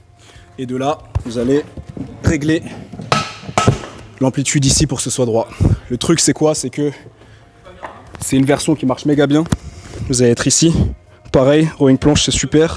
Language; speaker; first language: French; native; French